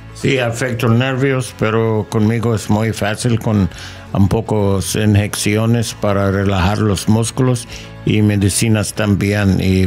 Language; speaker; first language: Spanish; non-native, fluent; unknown